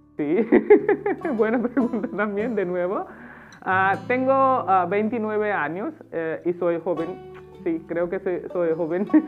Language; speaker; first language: Spanish; non-native, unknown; Hindi